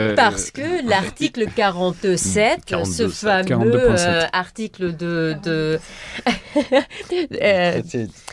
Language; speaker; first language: French; non-native, fluent; German